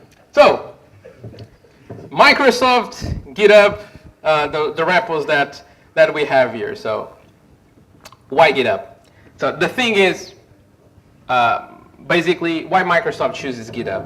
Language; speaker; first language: English; non-native, fluent; Portuguese